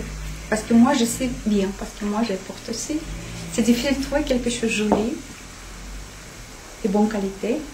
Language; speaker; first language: French; non-native, fluent; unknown